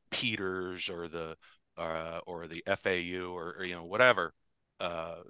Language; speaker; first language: English; native; English